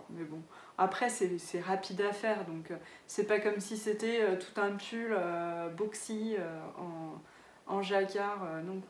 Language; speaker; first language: French; native; French